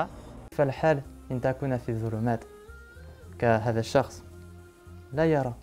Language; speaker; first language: Arabic; non-native, learner; French